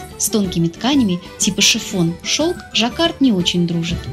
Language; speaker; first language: Russian; native; Russian